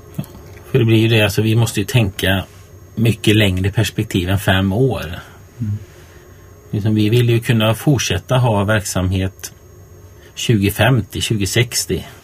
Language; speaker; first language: Swedish; native; Swedish